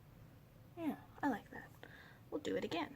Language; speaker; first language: English; native; English